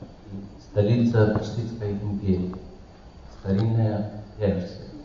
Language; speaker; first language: Russian; non-native, learner; Persian